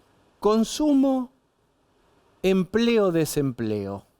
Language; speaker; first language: Spanish; native; Spanish